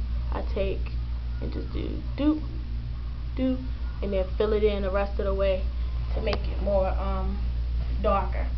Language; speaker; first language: English; native; English